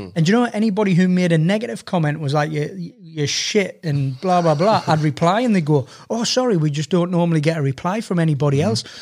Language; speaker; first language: English; native; English